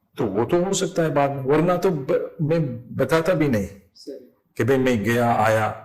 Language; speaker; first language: Urdu; non-native, fluent; English